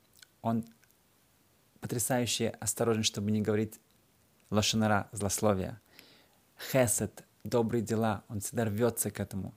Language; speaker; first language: Russian; native; Russian